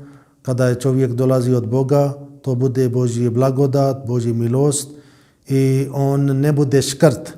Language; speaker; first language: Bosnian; non-native, learner; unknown